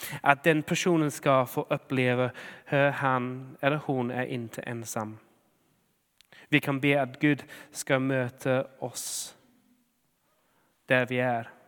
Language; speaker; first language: Swedish; non-native, fluent; English